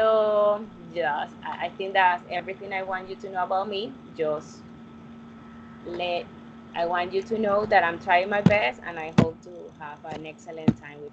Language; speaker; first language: English; non-native, fluent; Spanish